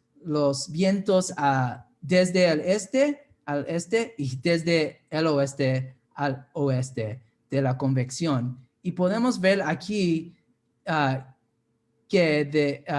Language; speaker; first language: Spanish; non-native, fluent; English